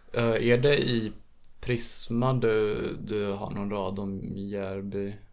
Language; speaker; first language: Swedish; native; Swedish